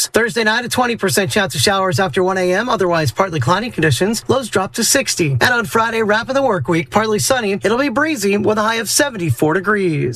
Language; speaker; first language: English; native; English